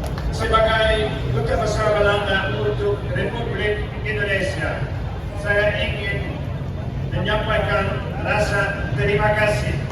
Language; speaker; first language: Indonesian; non-native, learner; Dutch